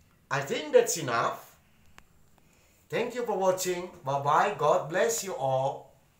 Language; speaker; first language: English; non-native, fluent; Indonesian